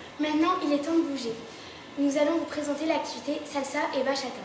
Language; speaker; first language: French; native; French